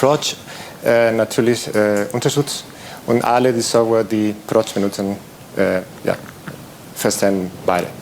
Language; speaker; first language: German; non-native, fluent; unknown